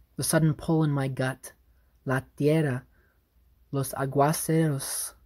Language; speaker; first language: Spanish; non-native, fluent; English